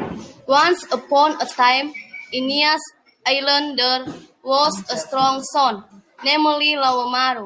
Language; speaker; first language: English; non-native, learner; Indonesian